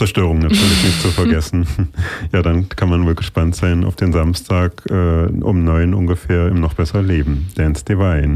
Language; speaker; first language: German; native; German